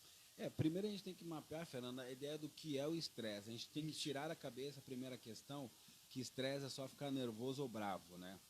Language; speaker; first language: Portuguese; native; Portuguese